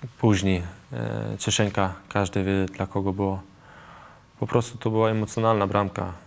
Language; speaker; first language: Polish; early bilingual, heritage; Polish